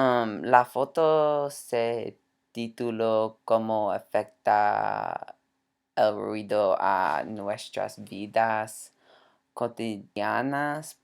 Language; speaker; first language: Spanish; non-native, learner; English